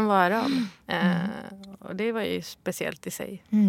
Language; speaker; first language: Swedish; early bilingual, other home language; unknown